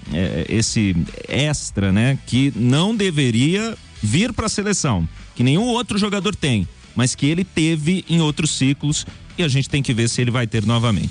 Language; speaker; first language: Portuguese; native; Portuguese